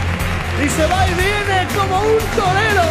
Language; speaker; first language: Spanish; native; Spanish